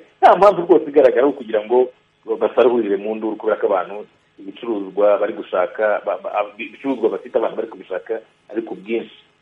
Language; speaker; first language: Kinyarwanda; native; Kinyarwanda